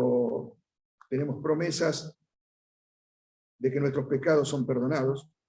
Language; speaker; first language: Spanish; native; Spanish